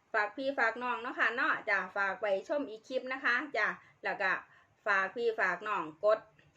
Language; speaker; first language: Thai; native; Thai